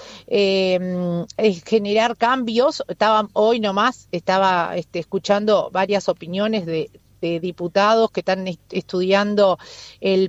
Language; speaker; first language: Spanish; native; Spanish